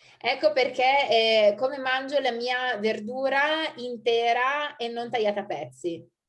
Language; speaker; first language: Italian; native; Italian